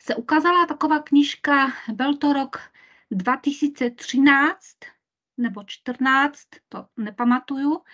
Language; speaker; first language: Czech; non-native, fluent; Polish